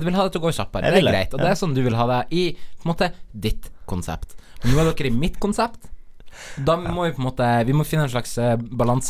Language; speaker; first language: Norwegian; native; Norwegian